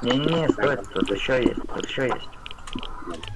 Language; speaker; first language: Russian; native; Russian